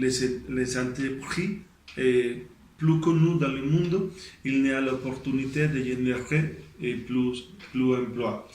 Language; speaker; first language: French; non-native, learner; Spanish